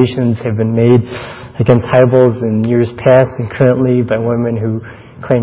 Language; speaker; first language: English; native; English